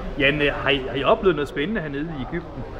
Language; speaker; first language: Danish; native; Danish